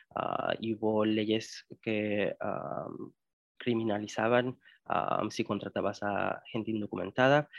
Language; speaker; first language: Spanish; early bilingual, heritage; Spanish